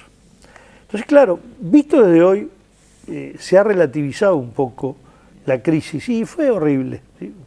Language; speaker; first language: Spanish; native; Spanish